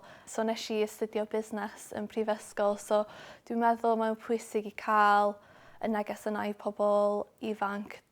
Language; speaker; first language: Welsh; non-native, local second language; English